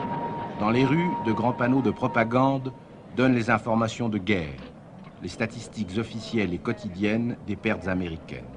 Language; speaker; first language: French; native; French